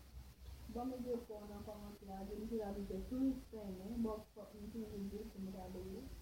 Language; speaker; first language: French; non-native, learner; Haitian Creole